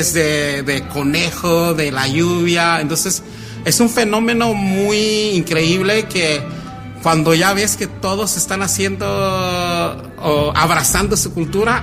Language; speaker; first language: Spanish; non-native, local second language; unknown